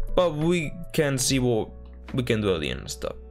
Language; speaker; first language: English; non-native, fluent; Spanish